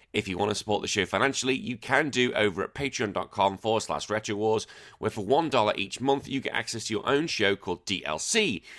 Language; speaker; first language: English; native; English